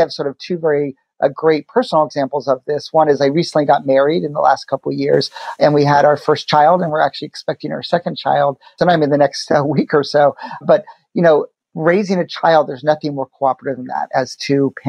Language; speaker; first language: English; native; English